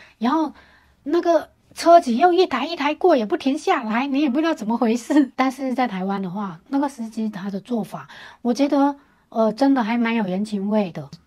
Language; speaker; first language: Chinese; native; Chinese